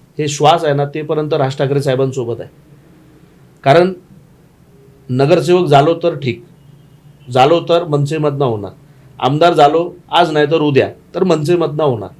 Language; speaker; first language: Marathi; non-native, local second language; Gujarati